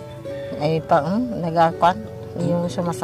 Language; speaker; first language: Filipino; non-native, local second language; Hiligaynon